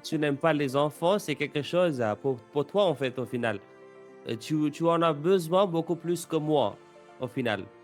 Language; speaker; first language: French; non-native, fluent; English